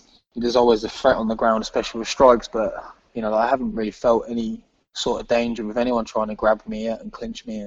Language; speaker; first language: English; native; English